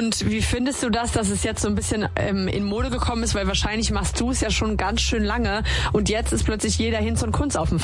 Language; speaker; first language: German; native; German